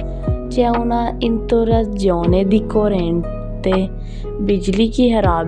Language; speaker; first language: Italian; non-native, learner; Urdu